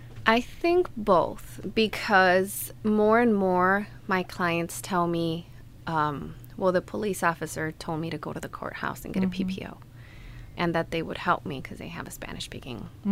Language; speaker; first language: English; early bilingual, other home language; Spanish